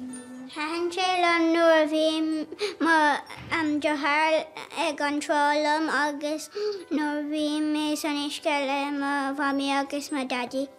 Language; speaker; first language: Irish; non-native, local second language; English